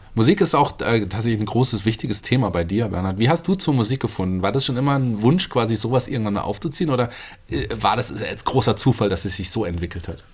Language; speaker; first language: German; native; German